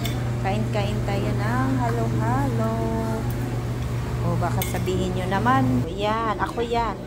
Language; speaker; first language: Filipino; native; Filipino